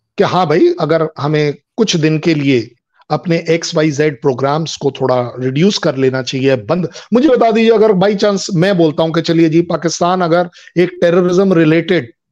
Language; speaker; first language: Hindi; native; Hindi